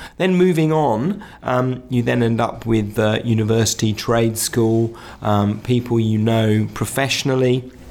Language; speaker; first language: English; native; English